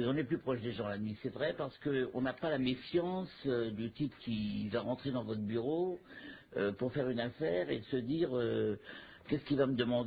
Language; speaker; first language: French; native; French